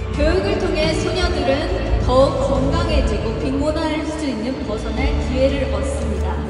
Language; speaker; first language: Korean; native; Korean